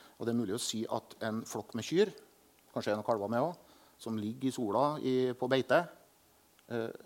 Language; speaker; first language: Norwegian; native; Norwegian